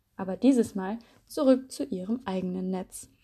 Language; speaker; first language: German; native; German